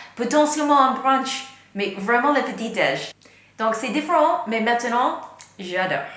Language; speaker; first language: French; non-native, fluent; English